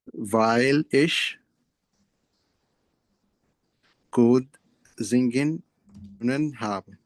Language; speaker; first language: German; non-native, learner; Arabic